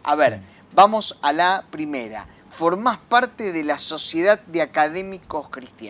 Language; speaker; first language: Spanish; native; Spanish